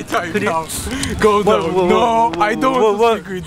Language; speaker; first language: English; non-native, learner; Georgian